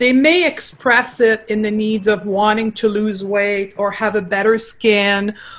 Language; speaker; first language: English; non-native, fluent; French